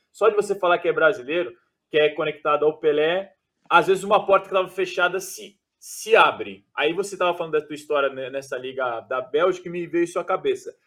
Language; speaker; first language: Portuguese; native; Portuguese